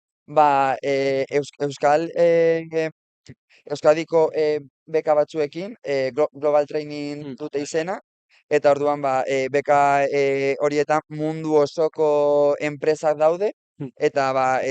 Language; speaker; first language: Basque; non-native, local second language; Spanish